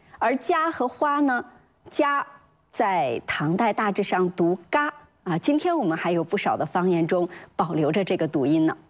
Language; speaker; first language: Chinese; native; Chinese